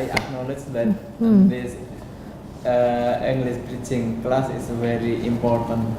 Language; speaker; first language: English; non-native, learner; Indonesian